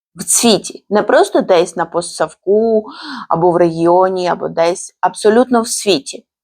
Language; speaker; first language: Ukrainian; non-native, fluent; Georgian